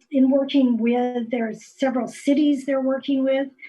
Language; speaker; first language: English; native; English